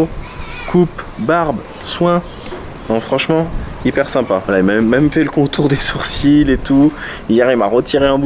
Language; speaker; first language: French; native; French